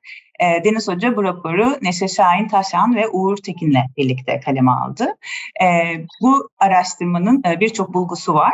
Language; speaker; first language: Turkish; native; Turkish